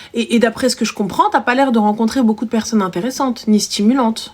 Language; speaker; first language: French; early bilingual, other home language; Arabic